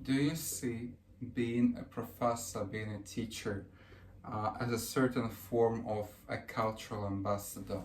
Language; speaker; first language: English; early bilingual, other home language; Russian